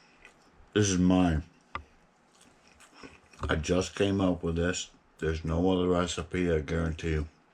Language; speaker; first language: English; native; English